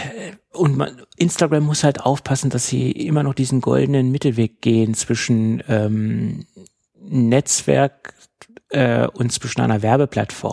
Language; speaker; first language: German; native; German